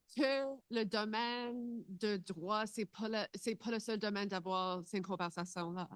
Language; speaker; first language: French; non-native, learner; English